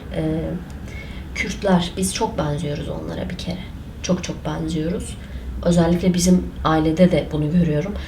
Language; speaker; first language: Turkish; non-native, local second language; Kurdish